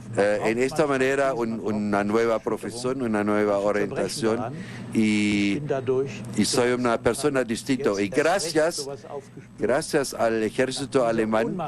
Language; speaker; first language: Spanish; non-native, fluent; German